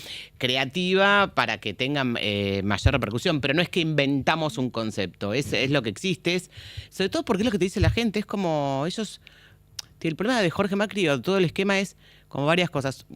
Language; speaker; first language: Spanish; native; Spanish